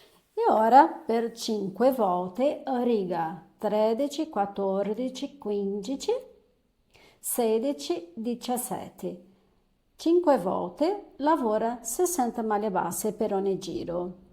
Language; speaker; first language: Italian; non-native, fluent; Portuguese